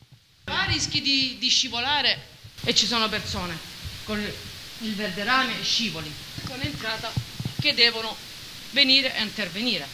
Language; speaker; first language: Italian; native; Italian